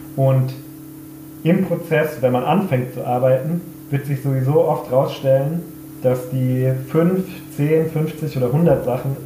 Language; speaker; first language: German; native; German